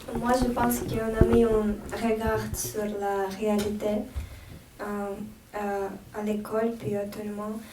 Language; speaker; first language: French; non-native, learner; Romanian